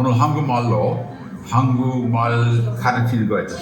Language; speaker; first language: Korean; non-native, fluent; English